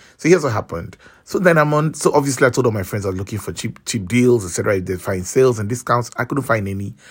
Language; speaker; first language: English; non-native, local second language; Yoruba